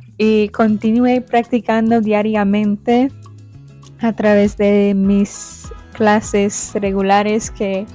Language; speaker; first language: Spanish; non-native, fluent; English